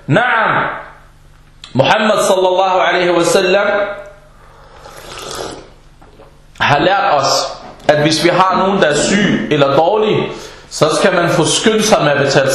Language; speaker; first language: Danish; early bilingual, other home language; Arabic